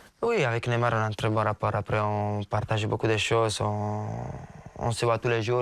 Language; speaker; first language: French; non-native, fluent; Portuguese